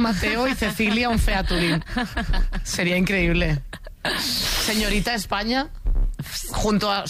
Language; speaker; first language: Spanish; native; Spanish